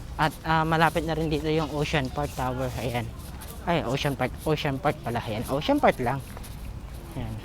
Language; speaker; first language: Filipino; native; Filipino